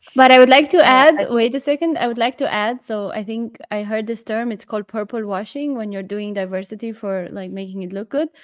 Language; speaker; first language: English; non-native, fluent; Romanian